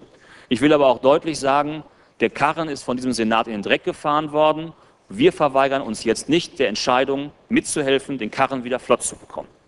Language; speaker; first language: German; native; German